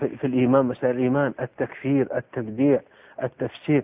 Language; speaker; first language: Arabic; native; Arabic